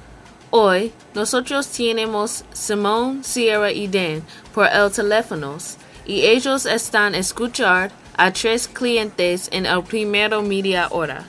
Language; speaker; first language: Spanish; non-native, learner; English